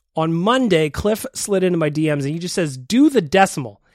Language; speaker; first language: English; native; English